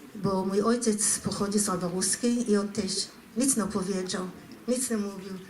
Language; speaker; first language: Polish; non-native, fluent; Hebrew